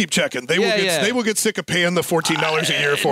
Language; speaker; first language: English; native; English